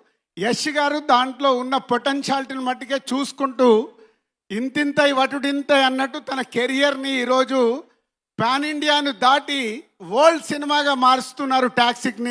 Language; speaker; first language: Telugu; native; Telugu